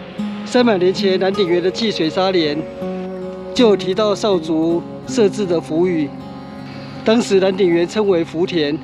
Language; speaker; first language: Chinese; native; Chinese